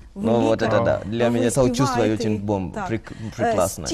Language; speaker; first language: Russian; non-native, learner; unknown